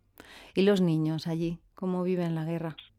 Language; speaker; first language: Spanish; native; Spanish